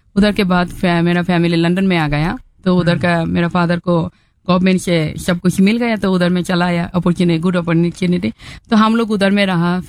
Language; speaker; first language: Hindi; non-native, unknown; Bangla